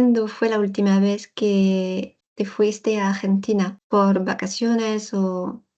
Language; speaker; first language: Spanish; non-native, learner; French